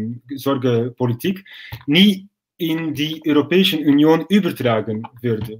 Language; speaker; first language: German; non-native, fluent; Dutch